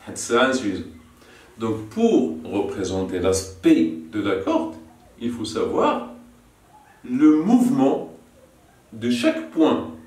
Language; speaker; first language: French; non-native, local second language; Arabic